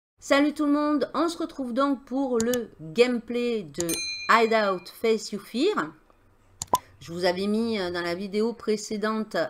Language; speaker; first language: French; native; French